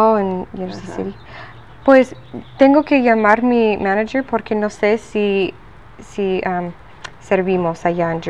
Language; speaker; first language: Spanish; non-native, learner; English